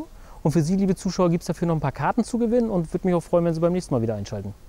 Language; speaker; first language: German; native; German